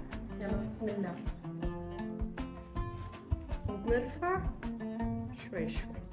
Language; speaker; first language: Arabic; native; Arabic